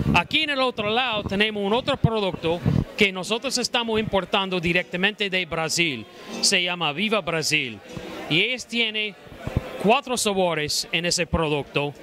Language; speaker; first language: Spanish; non-native, fluent; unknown